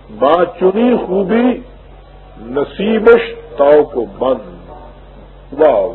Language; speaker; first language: Urdu; native; Urdu